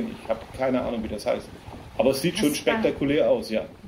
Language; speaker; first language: German; native; German